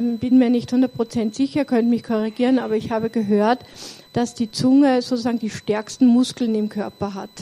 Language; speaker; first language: German; native; German